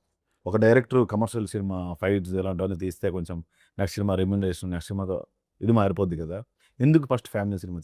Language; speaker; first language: Telugu; native; Telugu